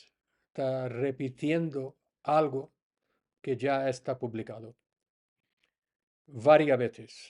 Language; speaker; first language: Spanish; non-native, fluent; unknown